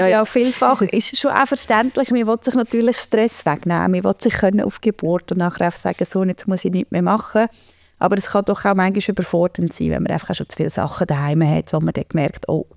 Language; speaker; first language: German; native; German